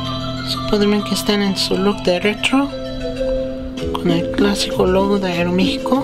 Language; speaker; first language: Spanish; early bilingual, heritage; Spanish